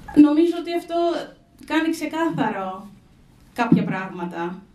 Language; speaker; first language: Greek; non-native, fluent; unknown